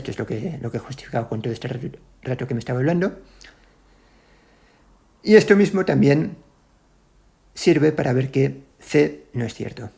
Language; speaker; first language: Spanish; native; Spanish